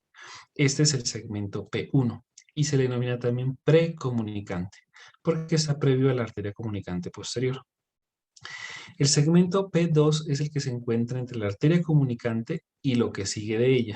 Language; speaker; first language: Spanish; native; Spanish